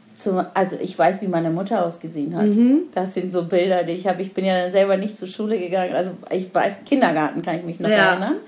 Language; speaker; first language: German; non-native, fluent; Persian